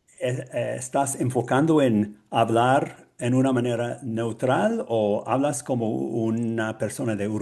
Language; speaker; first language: Spanish; non-native, learner; English